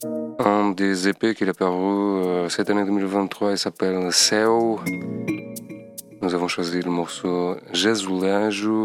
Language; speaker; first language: French; non-native, fluent; Portuguese